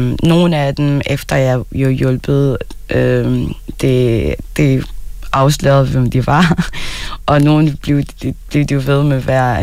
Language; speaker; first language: Danish; non-native, fluent; Arabic